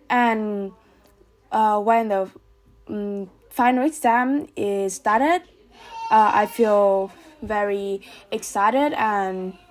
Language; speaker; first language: English; non-native, learner; Vietnamese